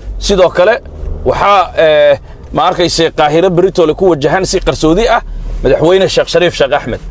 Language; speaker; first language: Somali; native; Somali